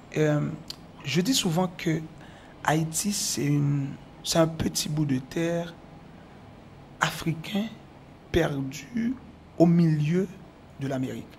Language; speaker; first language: French; non-native, local second language; Haitian Creole